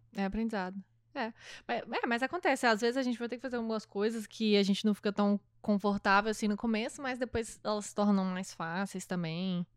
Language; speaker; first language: Portuguese; native; Portuguese